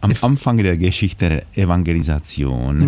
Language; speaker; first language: German; non-native, fluent; Czech